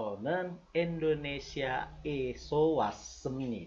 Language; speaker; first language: Korean; non-native, fluent; Indonesian